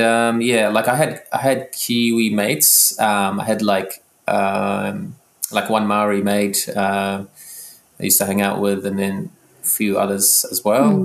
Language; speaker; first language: English; early bilingual, other home language; Arabic